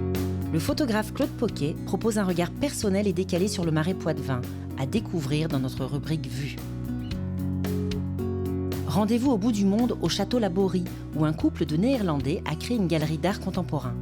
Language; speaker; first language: French; native; French